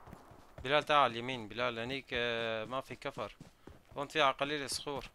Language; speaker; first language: Arabic; native; Arabic